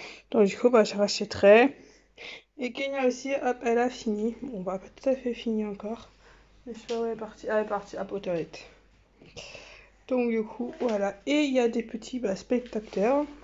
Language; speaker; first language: French; native; French